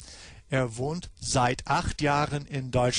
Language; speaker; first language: German; non-native, fluent; English